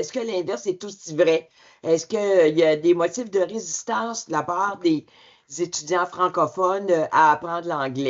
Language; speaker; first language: French; native; French